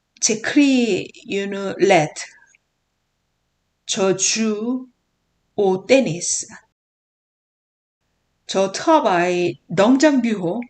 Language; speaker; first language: French; non-native, learner; Korean